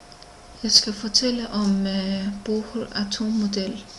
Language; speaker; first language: Danish; non-native, learner; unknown